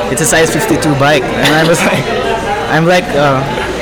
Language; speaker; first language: English; non-native, local second language; Pampanga